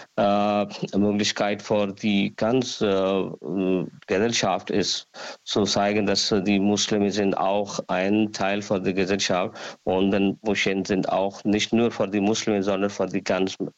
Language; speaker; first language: German; non-native, learner; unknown